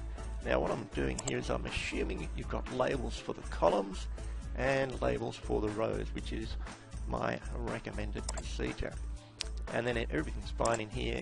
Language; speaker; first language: English; native; English